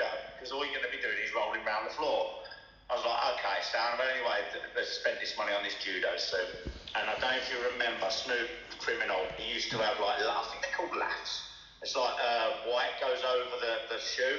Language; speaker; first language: English; native; English